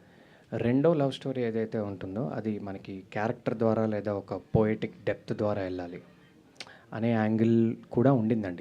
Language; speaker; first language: Telugu; native; Telugu